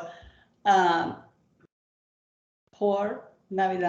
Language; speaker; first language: Spanish; non-native, learner; English